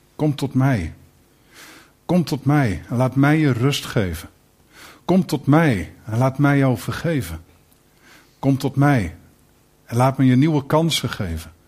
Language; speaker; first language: Dutch; native; Dutch